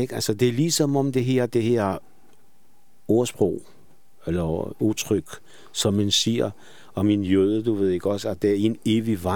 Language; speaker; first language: Danish; non-native, fluent; Polish